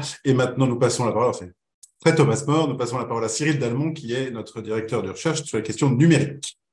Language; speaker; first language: French; native; French